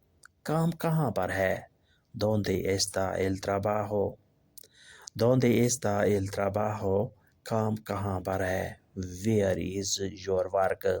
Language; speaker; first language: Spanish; non-native, learner; Urdu